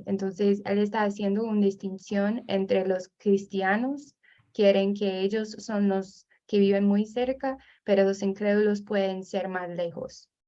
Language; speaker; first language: Spanish; non-native, fluent; English